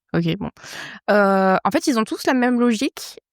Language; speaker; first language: French; native; French